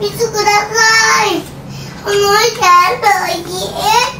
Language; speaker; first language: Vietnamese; early bilingual, heritage; Vietnamese